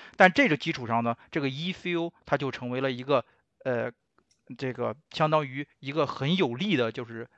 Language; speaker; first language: Chinese; native; Chinese